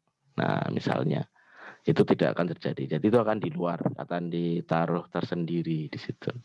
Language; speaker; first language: Indonesian; native; Indonesian